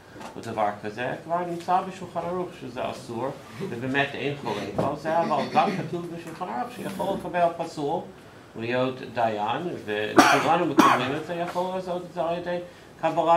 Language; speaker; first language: Hebrew; non-native, fluent; English